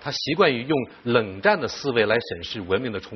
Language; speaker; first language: Chinese; native; Chinese